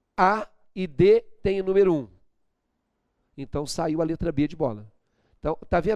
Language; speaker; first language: Portuguese; native; Portuguese